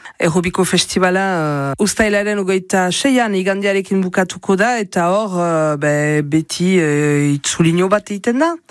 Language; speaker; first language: Basque; native; Basque